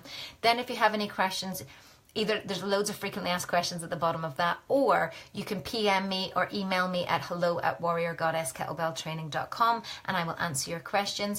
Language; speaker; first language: English; native; English